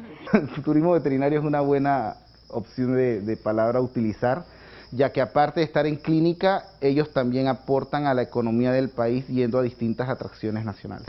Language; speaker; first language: Spanish; native; Spanish